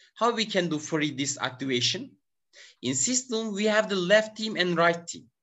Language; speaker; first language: English; non-native, learner; Turkish